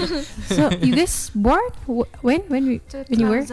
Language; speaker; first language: English; non-native, fluent; Indonesian